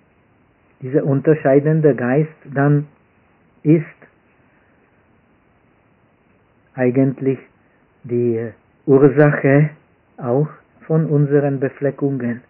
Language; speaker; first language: German; non-native, fluent; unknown